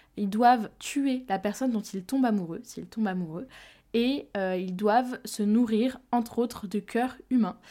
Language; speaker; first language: French; native; French